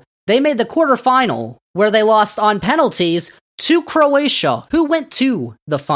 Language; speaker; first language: English; native; English